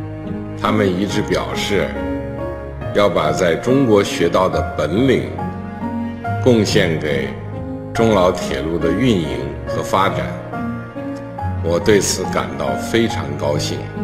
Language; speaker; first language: Chinese; native; Chinese